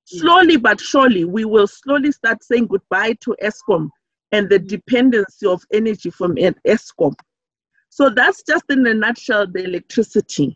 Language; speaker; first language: English; non-native, local second language; Southern Sotho